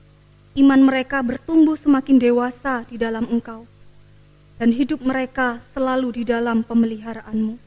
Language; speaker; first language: Indonesian; native; Indonesian